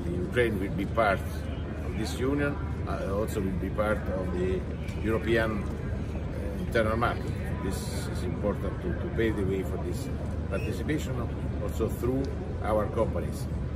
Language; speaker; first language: English; non-native, learner; Italian